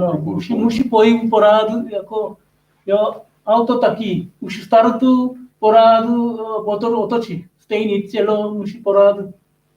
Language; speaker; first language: Czech; non-native, learner; Korean